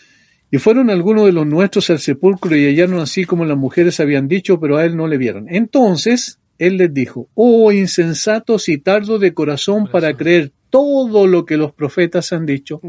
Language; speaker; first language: Spanish; native; Spanish